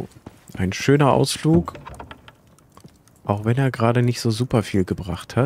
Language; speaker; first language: German; native; German